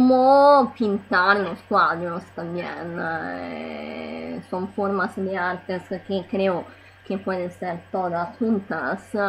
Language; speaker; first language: Spanish; non-native, learner; Italian